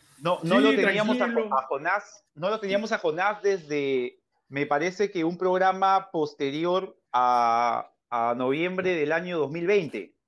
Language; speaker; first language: Spanish; native; Spanish